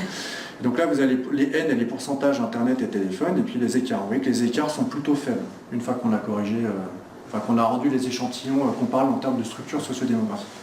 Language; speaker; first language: French; native; French